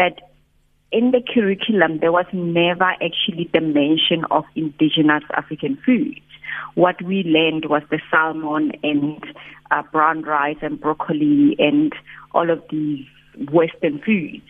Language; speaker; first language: English; non-native, local second language; Tswana